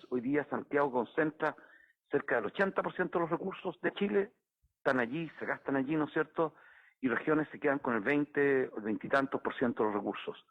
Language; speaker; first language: Spanish; native; Spanish